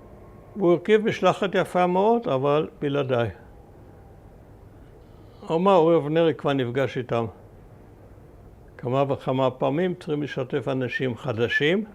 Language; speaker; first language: Hebrew; early bilingual, other home language; German